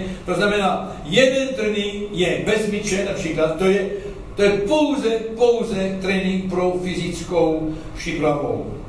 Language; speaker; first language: Czech; non-native, learner; French